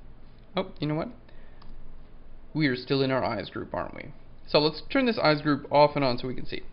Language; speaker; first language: English; native; English